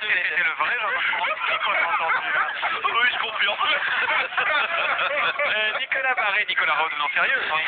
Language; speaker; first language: French; native; French